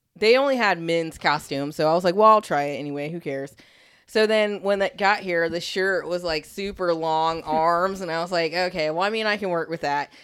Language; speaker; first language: English; native; English